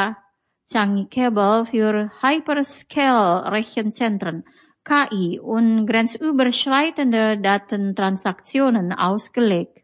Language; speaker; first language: German; non-native, fluent; Indonesian